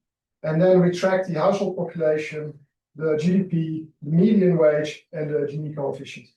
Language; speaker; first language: English; non-native, fluent; Dutch